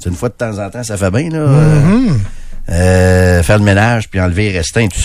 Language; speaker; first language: French; native; French